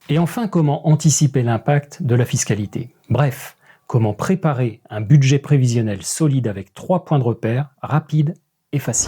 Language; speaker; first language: French; native; French